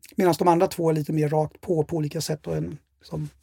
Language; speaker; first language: Swedish; native; Swedish